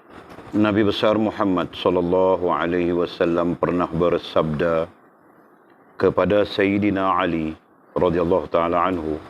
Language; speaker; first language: Malay; native; Malay